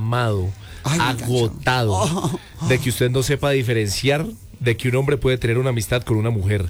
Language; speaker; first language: Spanish; native; Spanish